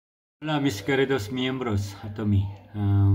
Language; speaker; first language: Spanish; non-native, learner; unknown